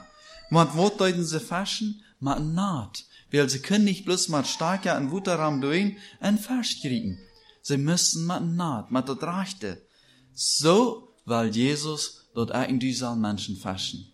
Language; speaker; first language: German; non-native, learner; Plautdietsch